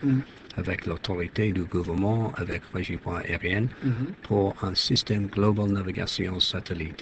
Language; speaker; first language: French; non-native, fluent; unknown